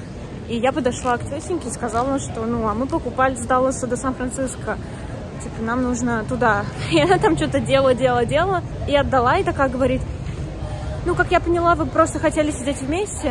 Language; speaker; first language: Russian; native; Russian